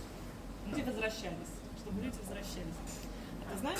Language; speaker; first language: Russian; native; Russian